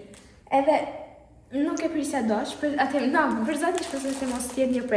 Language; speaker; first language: Albanian; early bilingual, heritage; Albanian